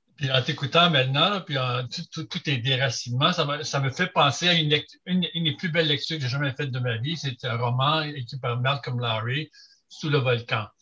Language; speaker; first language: French; native; French